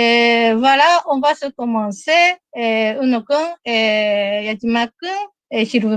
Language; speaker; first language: French; non-native, learner; Japanese